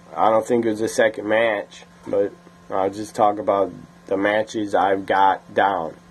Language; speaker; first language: English; native; English